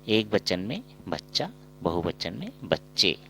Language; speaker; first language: Hindi; non-native, local second language; Assamese